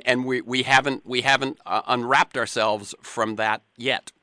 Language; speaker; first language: English; native; English